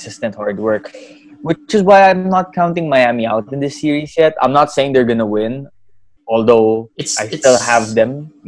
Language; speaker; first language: English; non-native, local second language; Filipino